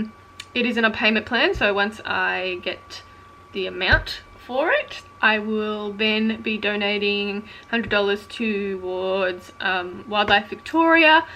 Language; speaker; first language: English; native; English